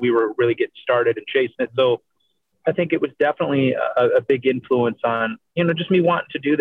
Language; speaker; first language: English; native; English